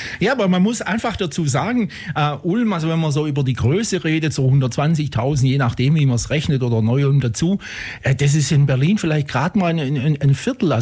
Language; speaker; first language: German; native; German